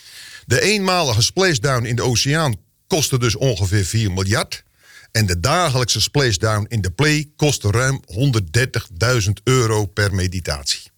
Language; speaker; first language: Dutch; native; Dutch